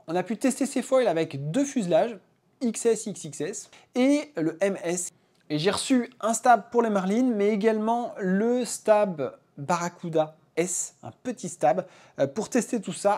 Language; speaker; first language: French; native; French